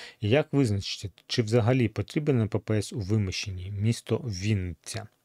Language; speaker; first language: Ukrainian; non-native, local second language; Russian